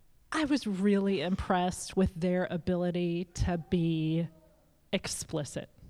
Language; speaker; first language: English; native; English